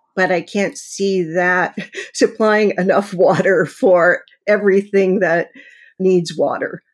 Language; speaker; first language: English; native; English